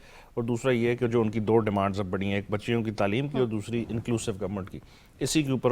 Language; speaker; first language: Urdu; native; Urdu